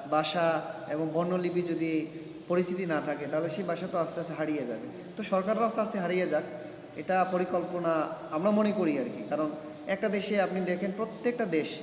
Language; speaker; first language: Bangla; non-native, local second language; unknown